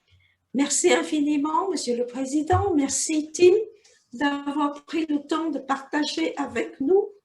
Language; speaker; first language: French; native; French